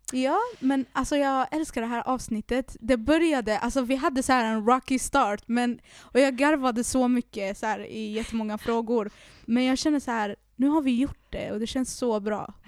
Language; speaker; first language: Swedish; early bilingual, other home language; Arabic